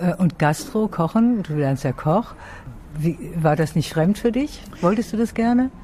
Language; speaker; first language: German; native; German